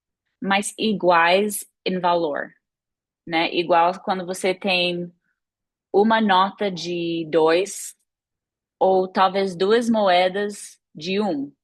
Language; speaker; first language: Portuguese; non-native, fluent; English